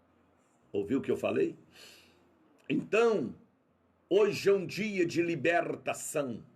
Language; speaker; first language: Portuguese; native; Portuguese